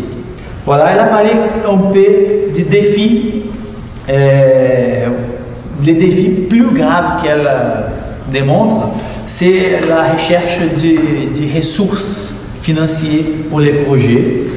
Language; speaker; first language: French; non-native, fluent; Portuguese